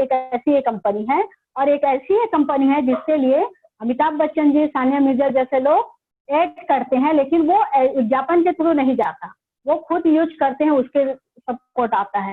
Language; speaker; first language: Hindi; native; Hindi